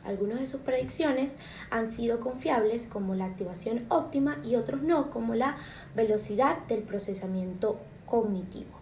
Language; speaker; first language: Spanish; native; Spanish